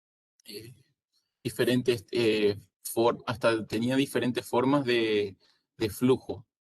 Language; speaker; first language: Spanish; native; Spanish